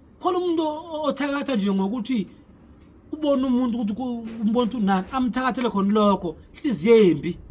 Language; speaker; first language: Zulu; native; Zulu